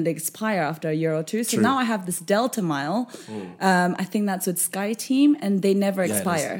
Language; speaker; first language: English; non-native, local second language; Japanese